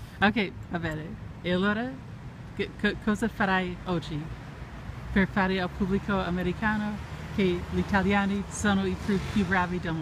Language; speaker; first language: Italian; non-native, learner; English